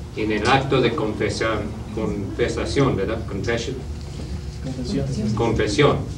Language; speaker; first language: Spanish; non-native, learner; English